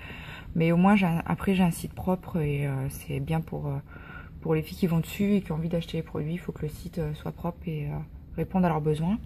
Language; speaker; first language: French; native; French